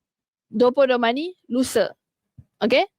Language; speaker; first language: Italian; non-native, fluent; Malay